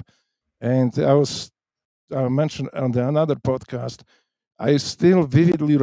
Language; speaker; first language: English; non-native, fluent; Polish